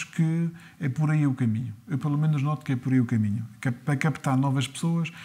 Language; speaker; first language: Portuguese; early bilingual, other home language; French